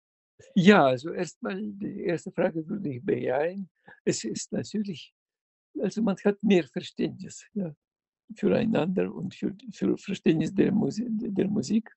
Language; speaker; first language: German; non-native, fluent; Russian